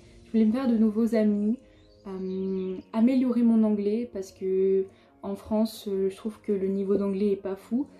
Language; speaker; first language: French; native; French